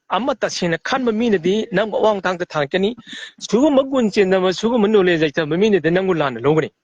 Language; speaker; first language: Manipuri; native; Manipuri